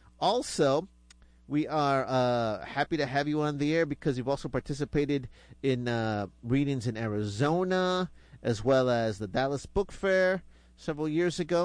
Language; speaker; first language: English; early bilingual, other home language; Spanish